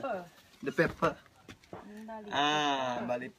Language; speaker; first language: English; non-native, learner; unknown